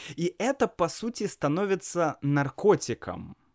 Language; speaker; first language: Russian; native; Russian